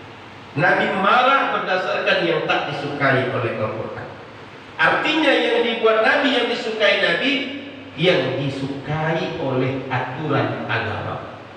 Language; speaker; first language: Indonesian; non-native, local second language; Malay